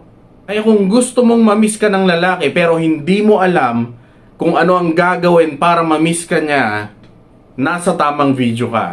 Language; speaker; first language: Filipino; native; Filipino